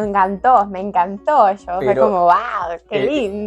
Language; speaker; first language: Spanish; non-native, fluent; Ukrainian